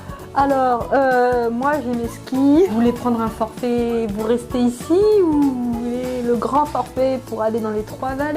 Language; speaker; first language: French; native; French